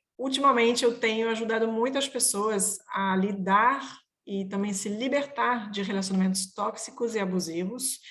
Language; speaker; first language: Portuguese; non-native, fluent; French